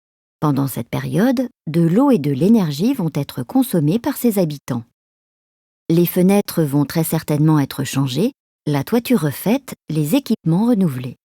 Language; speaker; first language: French; native; French